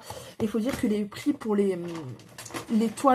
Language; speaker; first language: French; native; French